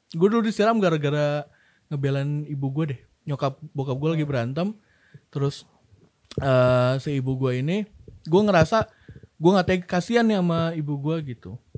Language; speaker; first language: Indonesian; native; Indonesian